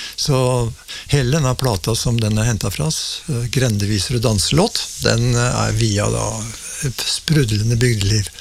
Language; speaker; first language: Norwegian; native; Norwegian